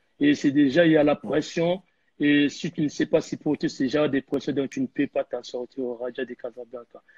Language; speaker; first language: French; non-native, local second language; Lingala